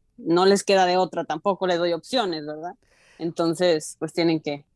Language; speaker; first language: Spanish; native; Spanish